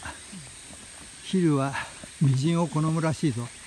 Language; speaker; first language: Japanese; native; Japanese